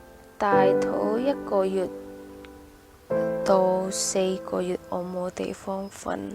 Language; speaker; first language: Cantonese; non-native, fluent; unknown